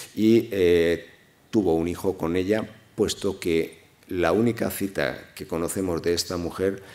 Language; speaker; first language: Spanish; native; Spanish